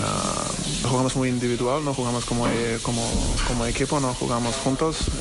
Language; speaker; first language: Spanish; non-native, learner; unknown